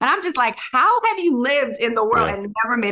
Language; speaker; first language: English; native; English